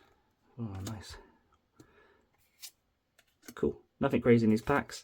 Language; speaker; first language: English; native; English